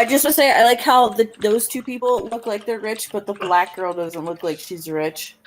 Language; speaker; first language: English; native; English